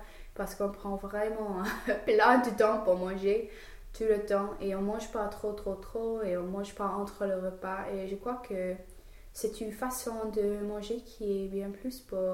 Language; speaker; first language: French; non-native, fluent; English